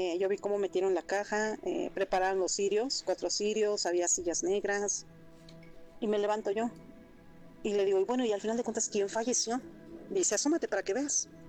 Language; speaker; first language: Spanish; native; Spanish